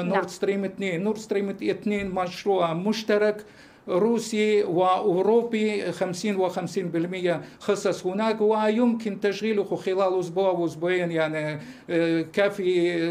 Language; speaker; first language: Arabic; non-native, fluent; Russian